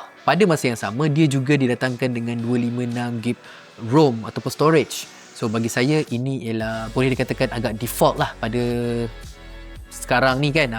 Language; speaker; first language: Malay; native; Malay